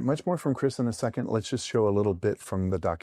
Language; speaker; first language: English; native; English